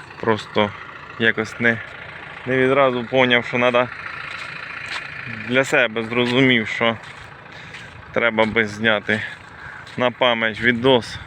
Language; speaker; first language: Ukrainian; native; Ukrainian